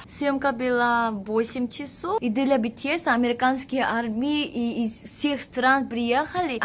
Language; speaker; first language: Russian; non-native, fluent; Korean